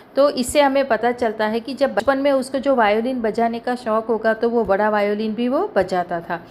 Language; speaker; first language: Hindi; non-native, local second language; Marathi